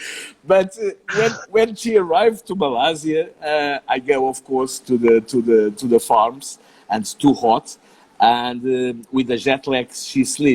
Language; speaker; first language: English; non-native, learner; Portuguese